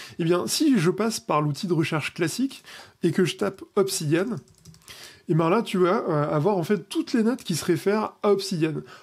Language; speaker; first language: French; native; French